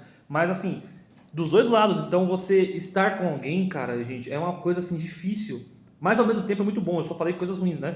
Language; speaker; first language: Portuguese; native; Portuguese